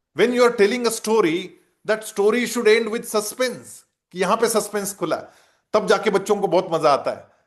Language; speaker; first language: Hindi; non-native, local second language; Marathi